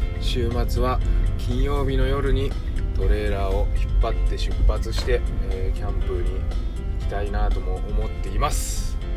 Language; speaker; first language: Japanese; native; Japanese